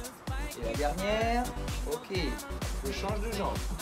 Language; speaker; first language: French; native; French